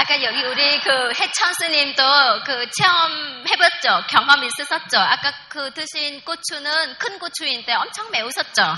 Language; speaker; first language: Korean; non-native, fluent; Vietnamese